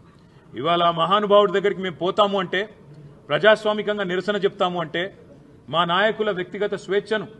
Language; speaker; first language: Telugu; native; Telugu